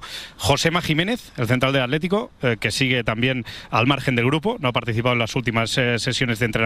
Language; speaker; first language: Spanish; native; Spanish